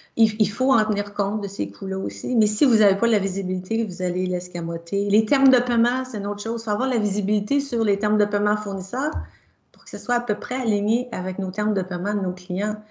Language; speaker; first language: French; native; French